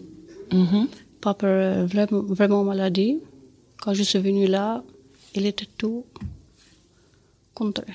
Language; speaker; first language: French; non-native, learner; Albanian